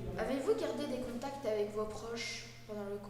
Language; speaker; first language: French; native; French